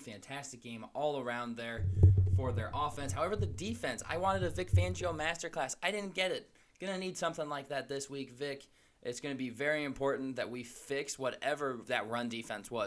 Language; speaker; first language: English; native; English